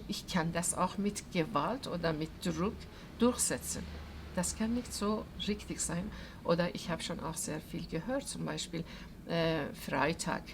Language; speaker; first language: German; non-native, fluent; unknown